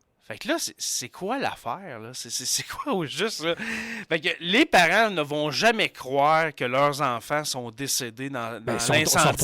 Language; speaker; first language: French; native; French